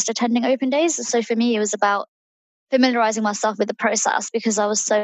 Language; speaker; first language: English; early bilingual, other home language; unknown